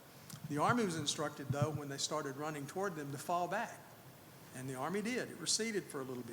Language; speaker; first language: English; native; English